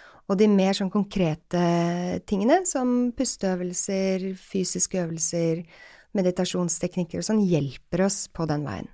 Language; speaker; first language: Norwegian; native; Norwegian